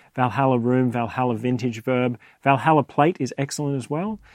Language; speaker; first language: English; native; English